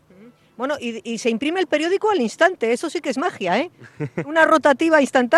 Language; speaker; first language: Spanish; native; Spanish